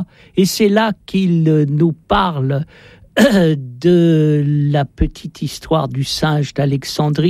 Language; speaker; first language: French; native; French